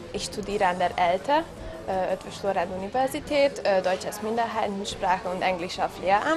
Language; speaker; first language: German; non-native, local second language; Hungarian